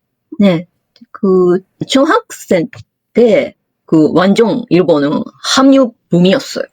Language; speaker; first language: Korean; non-native, fluent; Japanese